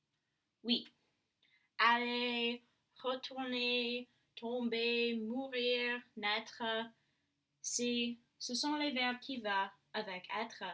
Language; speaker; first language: French; non-native, learner; English